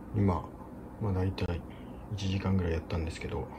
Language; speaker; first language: Japanese; native; Japanese